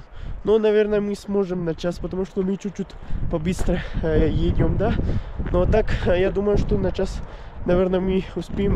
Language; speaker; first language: Russian; non-native, learner; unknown